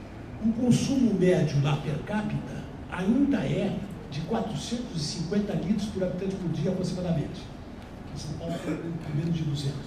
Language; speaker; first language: Portuguese; native; Portuguese